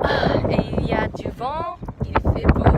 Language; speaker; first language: French; non-native, fluent; English